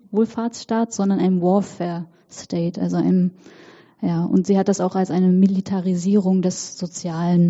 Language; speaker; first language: German; native; German